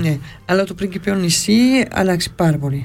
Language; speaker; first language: Greek; early bilingual, heritage; Greek